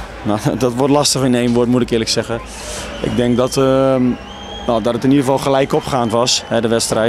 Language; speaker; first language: Dutch; native; Dutch